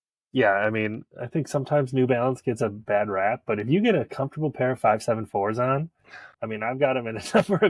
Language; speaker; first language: English; native; English